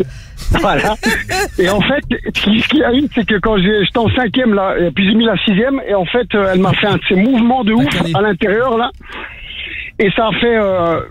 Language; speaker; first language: French; native; French